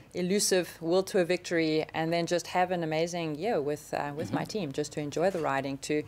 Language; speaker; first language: English; native; English